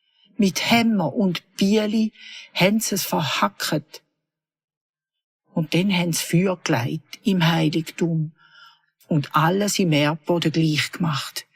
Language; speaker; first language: German; native; German